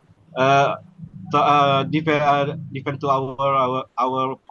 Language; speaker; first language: English; non-native, learner; Indonesian